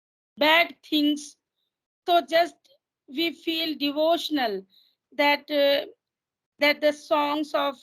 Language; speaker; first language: English; non-native, fluent; Hindi